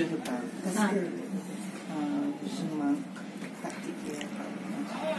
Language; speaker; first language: French; non-native, learner; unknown